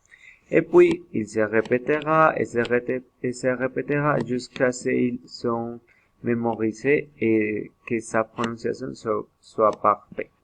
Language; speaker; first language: French; non-native, learner; Spanish